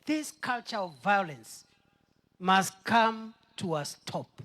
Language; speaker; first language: English; non-native, local second language; Swahili